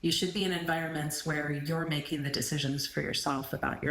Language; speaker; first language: English; native; English